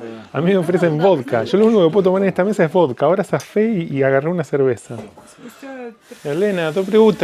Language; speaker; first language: Spanish; native; Spanish